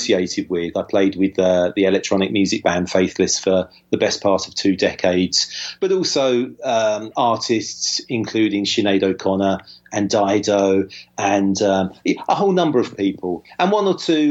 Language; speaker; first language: English; native; English